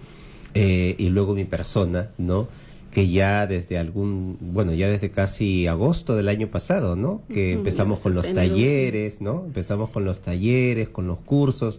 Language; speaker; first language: Spanish; native; Spanish